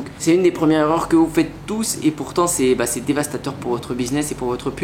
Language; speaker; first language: French; native; French